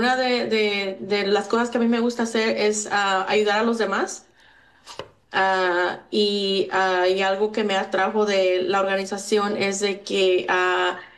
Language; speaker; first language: Spanish; native; Spanish